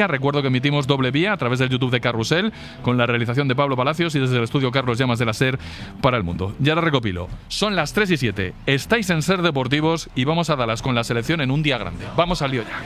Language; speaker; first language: Spanish; native; Spanish